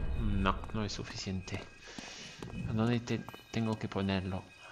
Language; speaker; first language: Spanish; non-native, learner; French